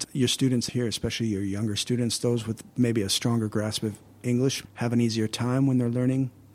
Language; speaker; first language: English; native; English